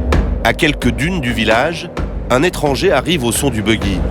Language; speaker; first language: French; native; French